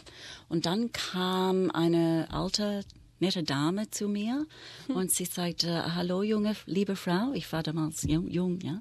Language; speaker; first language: German; non-native, fluent; English